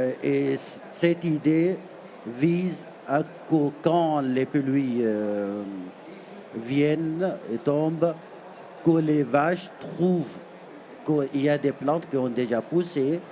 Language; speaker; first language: French; non-native, fluent; Arabic